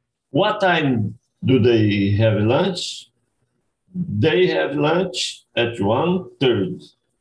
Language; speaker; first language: English; non-native, learner; Portuguese